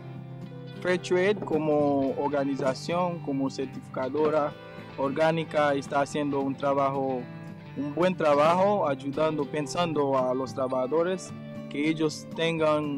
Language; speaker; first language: Spanish; non-native, fluent; Haitian Creole